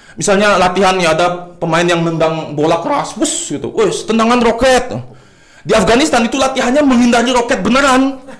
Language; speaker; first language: Indonesian; native; Indonesian